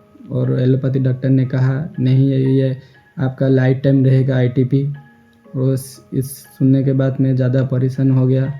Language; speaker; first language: Hindi; non-native, local second language; Odia